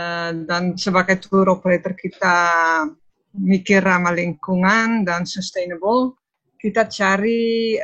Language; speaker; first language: Indonesian; non-native, fluent; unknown